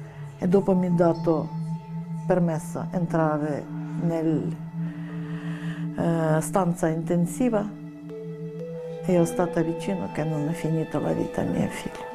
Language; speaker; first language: Italian; non-native, learner; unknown